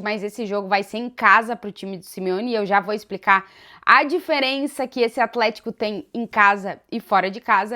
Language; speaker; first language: Portuguese; native; Portuguese